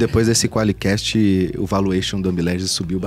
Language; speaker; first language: Portuguese; native; Portuguese